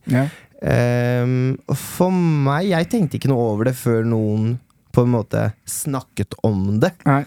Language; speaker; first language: Norwegian; early bilingual, other home language; Persian